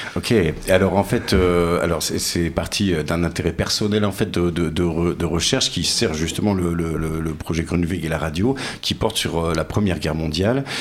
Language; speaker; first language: French; native; French